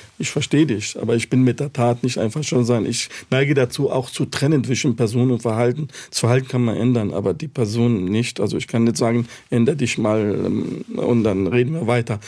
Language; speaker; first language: German; early bilingual, other home language; Arabic